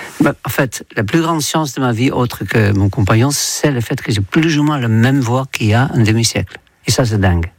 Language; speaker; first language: French; non-native, fluent; Dutch